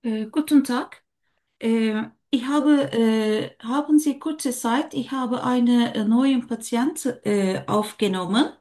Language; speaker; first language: German; non-native, learner; Turkish